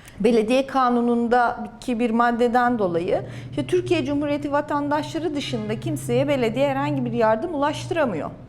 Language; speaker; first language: Turkish; native; Turkish